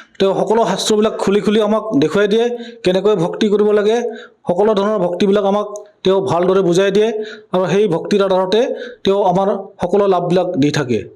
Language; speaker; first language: Assamese; native; Assamese